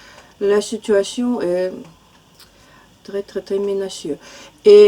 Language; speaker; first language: French; non-native, fluent; Russian